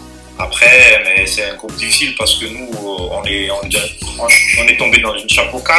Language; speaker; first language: French; non-native, local second language; Malagasy